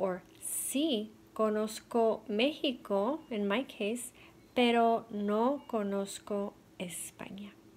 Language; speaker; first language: Spanish; non-native, fluent; English